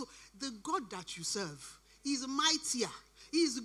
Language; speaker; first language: English; non-native, local second language; Yoruba